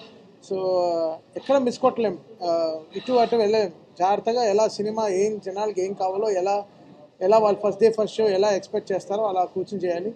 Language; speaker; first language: Telugu; native; Telugu